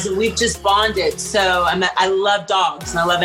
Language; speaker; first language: English; native; English